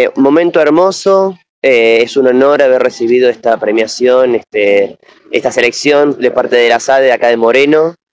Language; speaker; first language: Spanish; native; Spanish